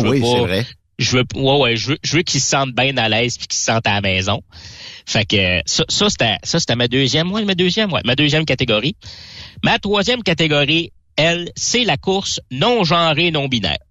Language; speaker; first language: French; native; French